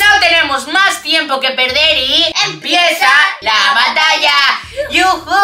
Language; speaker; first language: Spanish; native; Spanish